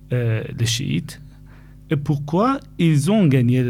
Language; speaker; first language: French; non-native, fluent; Persian